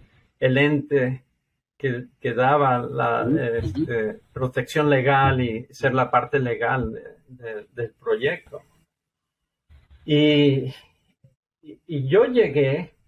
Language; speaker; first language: Spanish; non-native, fluent; English